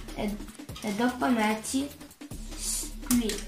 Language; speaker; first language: Italian; early bilingual, other home language; Russian